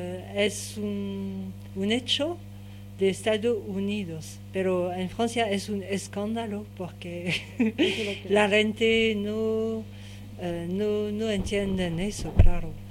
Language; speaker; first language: Spanish; non-native, learner; French